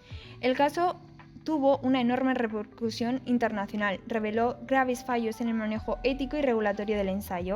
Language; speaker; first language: Spanish; native; Spanish